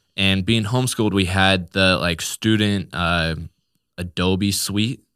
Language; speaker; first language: English; native; English